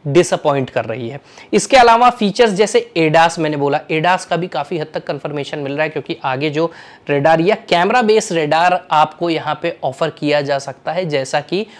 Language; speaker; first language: Hindi; native; Hindi